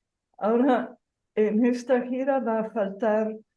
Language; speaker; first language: Spanish; non-native, fluent; Italian